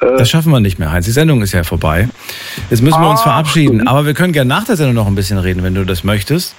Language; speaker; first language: German; native; German